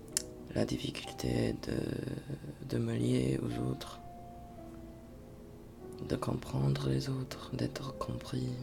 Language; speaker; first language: French; non-native, fluent; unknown